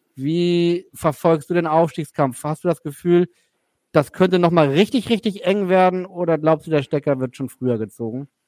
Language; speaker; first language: German; native; German